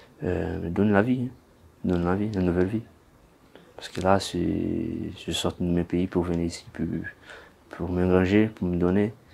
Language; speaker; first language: French; non-native, learner; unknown